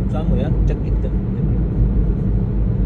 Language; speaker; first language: English; non-native, learner; Japanese